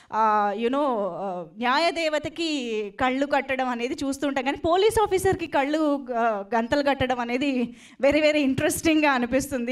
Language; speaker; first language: Telugu; native; Telugu